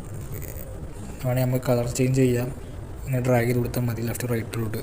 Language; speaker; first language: Malayalam; native; Malayalam